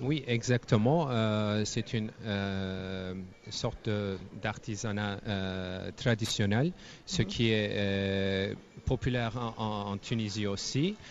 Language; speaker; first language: French; non-native, fluent; Turkish